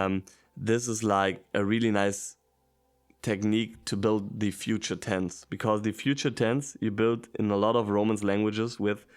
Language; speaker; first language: English; non-native, fluent; German